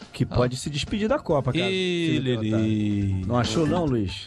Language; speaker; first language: Portuguese; native; Portuguese